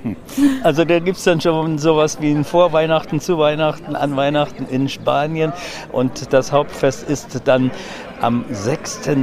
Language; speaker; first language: German; native; German